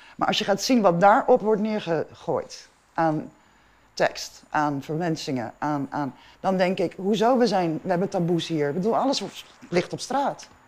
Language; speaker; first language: Dutch; non-native, local second language; Papiamento